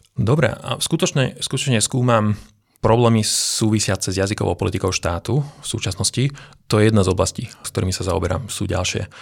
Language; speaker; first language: Slovak; non-native, local second language; Hungarian